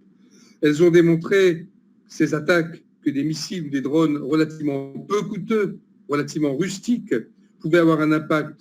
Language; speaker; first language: French; native; French